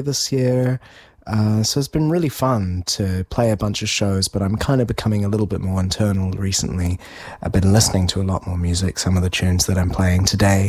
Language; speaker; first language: English; native; English